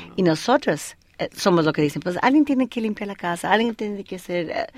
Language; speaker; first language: Spanish; early bilingual, heritage; Spanish